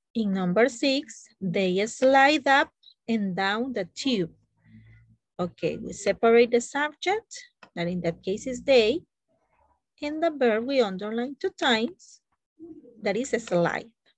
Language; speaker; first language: English; non-native, learner; Spanish